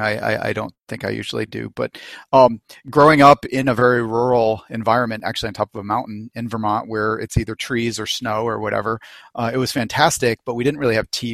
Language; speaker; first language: English; native; English